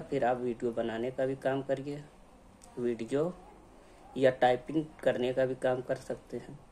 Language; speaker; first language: Hindi; native; Hindi